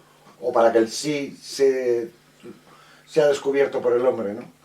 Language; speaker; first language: Spanish; native; Spanish